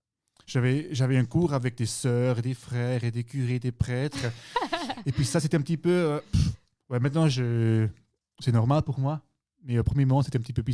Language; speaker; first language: French; non-native, local second language; German